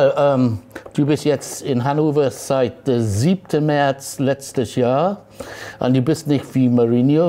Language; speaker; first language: German; non-native, fluent; English